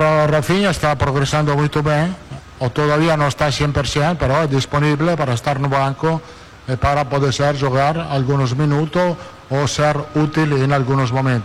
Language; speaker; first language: Portuguese; non-native, learner; Italian